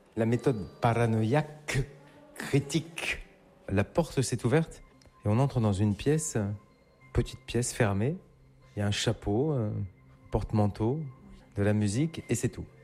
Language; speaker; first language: French; native; French